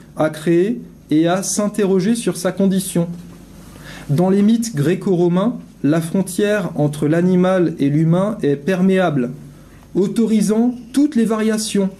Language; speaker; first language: French; native; French